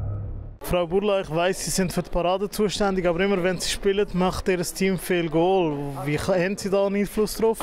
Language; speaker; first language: German; native; German